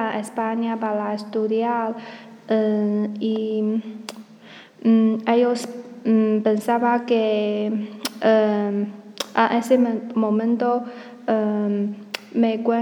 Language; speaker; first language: Spanish; non-native, learner; Chinese